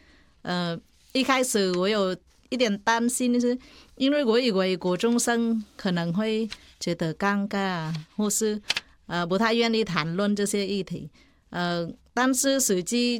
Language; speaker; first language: Chinese; non-native, fluent; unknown